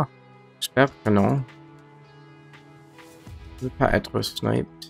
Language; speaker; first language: French; non-native, local second language; English